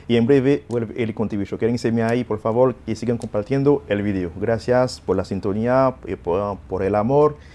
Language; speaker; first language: Spanish; non-native, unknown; Haitian Creole